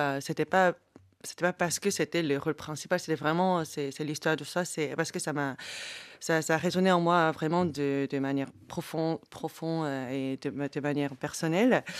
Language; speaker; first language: French; non-native, fluent; Korean